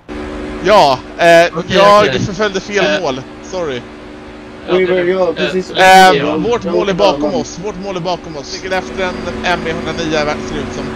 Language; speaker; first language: Swedish; native; Swedish